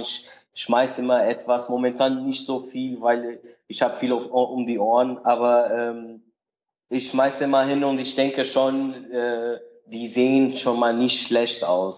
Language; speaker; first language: German; non-native, learner; Portuguese